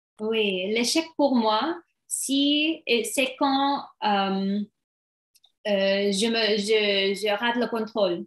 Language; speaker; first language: French; non-native, learner; English